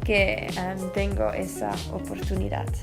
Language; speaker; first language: Spanish; non-native, fluent; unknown